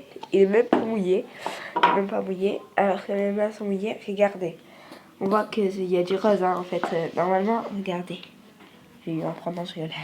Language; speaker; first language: French; native; French